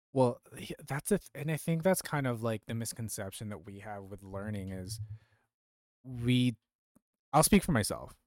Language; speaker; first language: English; early bilingual, other home language; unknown